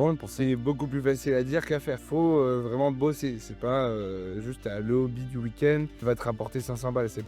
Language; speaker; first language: French; native; French